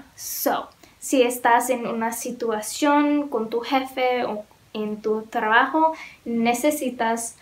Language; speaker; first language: Spanish; non-native, learner; English